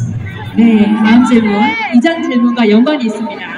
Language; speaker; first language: Korean; native; Korean